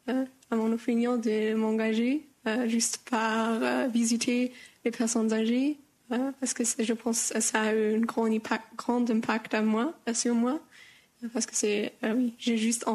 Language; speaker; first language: French; non-native, learner; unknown